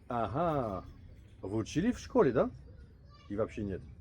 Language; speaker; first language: Russian; non-native, learner; French